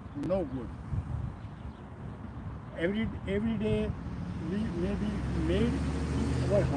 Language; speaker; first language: English; non-native, learner; Gujarati